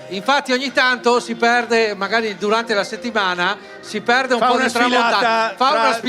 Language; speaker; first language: Italian; native; Italian